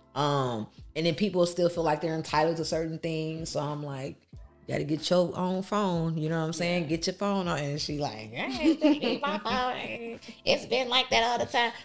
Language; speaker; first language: English; native; English